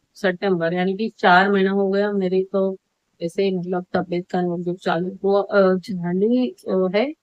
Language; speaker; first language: Hindi; non-native, local second language; Marathi